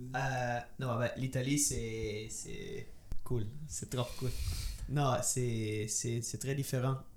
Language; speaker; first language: French; non-native, learner; Italian